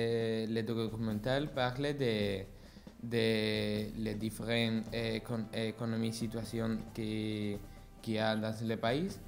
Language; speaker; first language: French; non-native, learner; Spanish